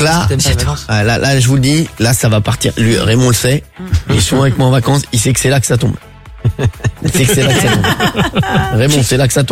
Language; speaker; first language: French; native; French